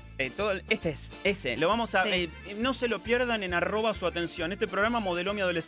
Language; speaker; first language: Spanish; native; Spanish